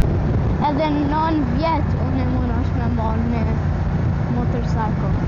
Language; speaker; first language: Albanian; early bilingual, heritage; Albanian